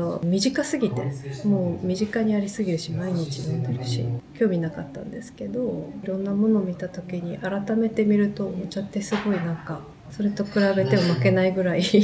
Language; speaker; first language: Japanese; native; Japanese